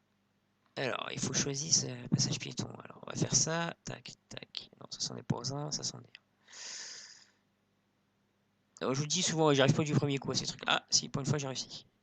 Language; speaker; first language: French; native; French